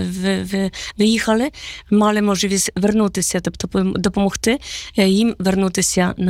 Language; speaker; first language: Polish; non-native, learner; Ukrainian